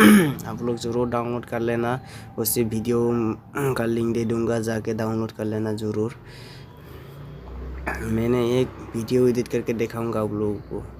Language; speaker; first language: Hindi; non-native, local second language; Assamese